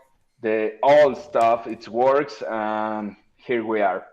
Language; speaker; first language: English; non-native, learner; Spanish